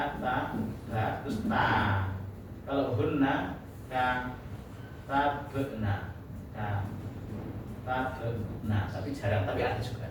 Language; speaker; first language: Indonesian; native; Indonesian